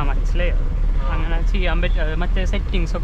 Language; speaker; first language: Malayalam; native; Malayalam